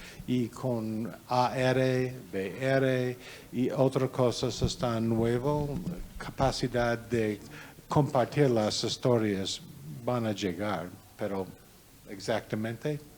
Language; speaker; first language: Spanish; non-native, learner; English